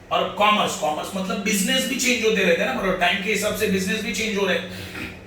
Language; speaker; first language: Hindi; non-native, local second language; Marathi